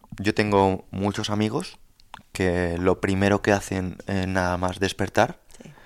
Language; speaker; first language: Spanish; native; Spanish